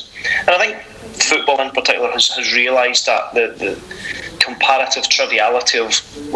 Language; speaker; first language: English; native; English